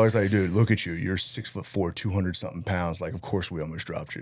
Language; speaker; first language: English; native; English